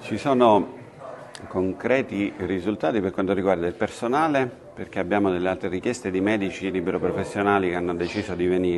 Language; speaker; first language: Italian; native; Italian